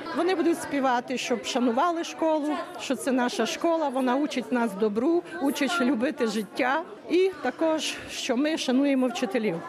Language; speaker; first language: Ukrainian; native; Ukrainian